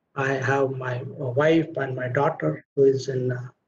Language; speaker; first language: English; non-native, local second language; Marathi